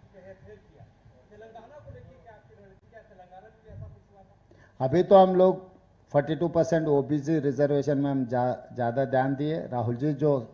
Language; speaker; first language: Hindi; non-native, local second language; Telugu